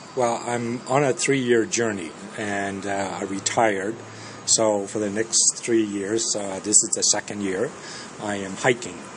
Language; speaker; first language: English; early bilingual, other home language; Danish